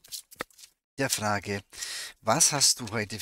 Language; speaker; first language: German; native; German